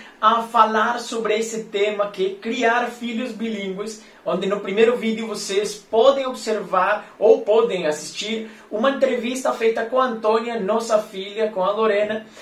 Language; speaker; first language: Portuguese; non-native, fluent; Spanish